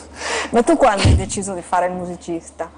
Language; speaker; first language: Italian; native; Italian